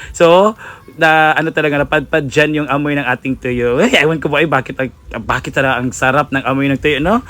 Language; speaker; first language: Filipino; non-native, local second language; Cebuano